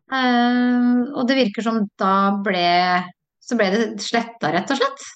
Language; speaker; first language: Norwegian; native; Norwegian